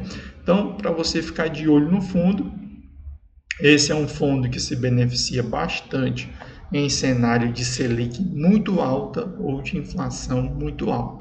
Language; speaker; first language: Portuguese; native; Portuguese